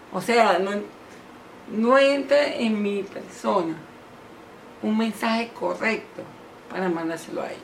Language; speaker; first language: Spanish; native; Spanish